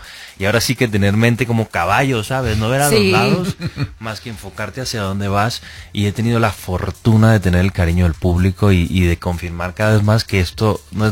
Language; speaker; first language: Spanish; native; Spanish